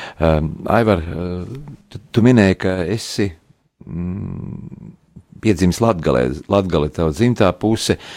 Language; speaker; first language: Latvian; native; Latvian